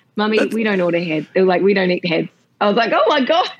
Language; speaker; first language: English; native; English